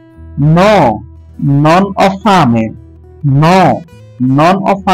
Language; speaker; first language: Italian; non-native, fluent; Bangla